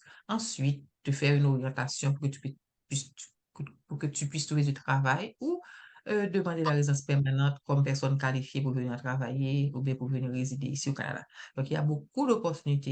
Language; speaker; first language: French; native; French